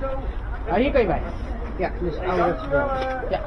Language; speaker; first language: Dutch; native; Dutch